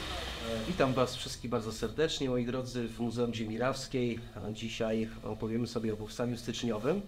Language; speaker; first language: Polish; native; Polish